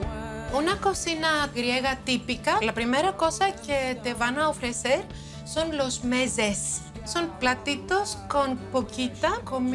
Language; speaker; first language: Spanish; non-native, fluent; Greek